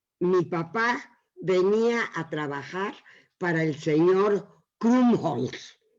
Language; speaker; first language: Spanish; early bilingual, other home language; Yiddish